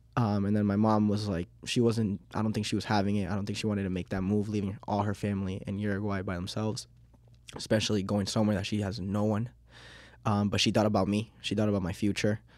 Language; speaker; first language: English; early bilingual, other home language; Spanish